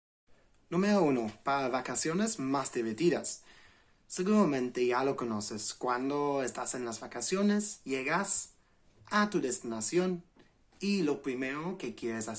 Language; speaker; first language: Spanish; non-native, fluent; English